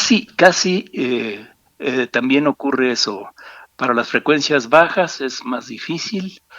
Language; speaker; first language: Spanish; native; Spanish